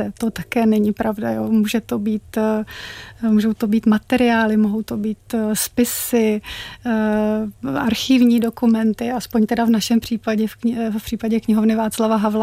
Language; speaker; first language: Czech; native; Czech